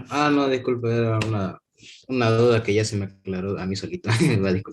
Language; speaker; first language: Spanish; native; Spanish